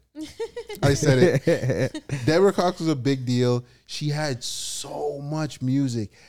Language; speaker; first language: English; native; English